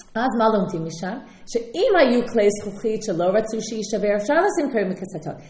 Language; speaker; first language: Hebrew; non-native, fluent; English